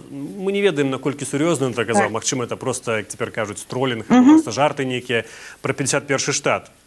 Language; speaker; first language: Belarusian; native; Belarusian